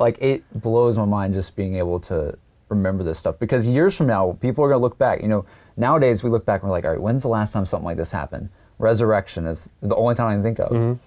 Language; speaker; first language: English; native; English